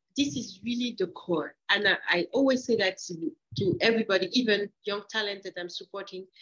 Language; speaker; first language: English; early bilingual, other home language; French